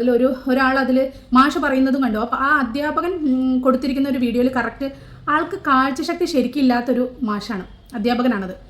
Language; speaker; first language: Malayalam; native; Malayalam